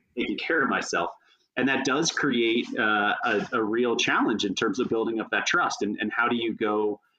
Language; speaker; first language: English; native; English